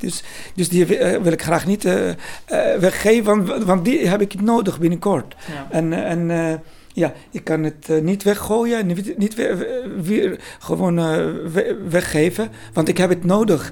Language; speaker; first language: Dutch; non-native, learner; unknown